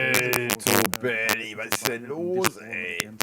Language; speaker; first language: German; native; German